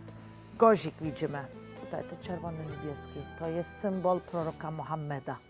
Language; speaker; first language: Polish; non-native, learner; Turkish